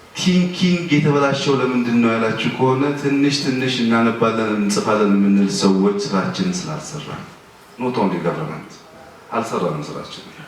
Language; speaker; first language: Amharic; native; Amharic